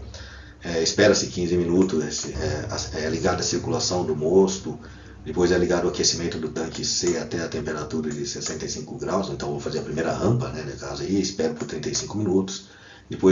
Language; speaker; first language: Portuguese; native; Portuguese